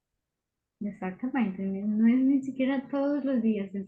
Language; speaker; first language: Portuguese; non-native, fluent; Spanish